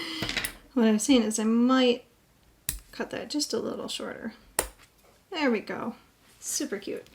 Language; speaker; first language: English; native; English